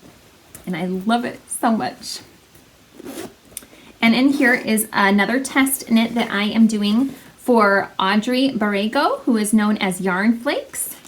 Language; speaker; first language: English; native; English